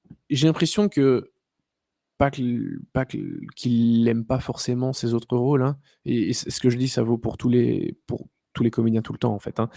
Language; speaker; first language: French; native; French